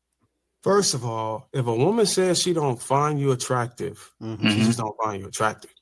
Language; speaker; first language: English; native; English